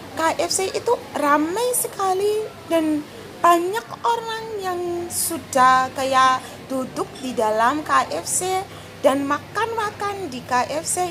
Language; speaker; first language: Indonesian; non-native, learner; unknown